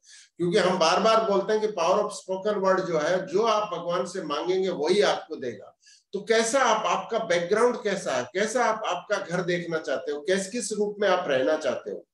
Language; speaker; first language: Hindi; native; Hindi